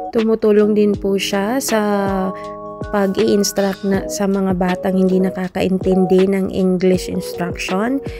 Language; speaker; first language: Filipino; non-native, local second language; Cebuano